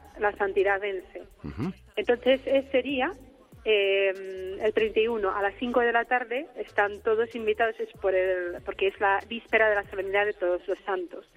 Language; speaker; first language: Spanish; non-native, fluent; Czech